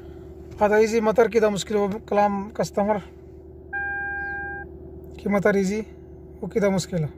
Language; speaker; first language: Arabic; non-native, learner; Urdu